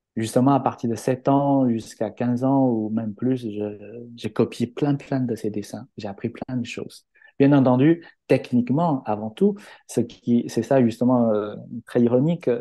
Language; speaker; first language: French; non-native, fluent; Chinese